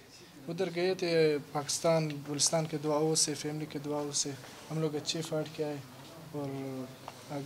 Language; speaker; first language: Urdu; non-native, local second language; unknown